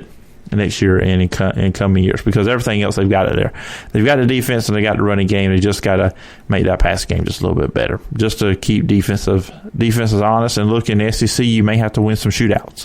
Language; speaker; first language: English; native; English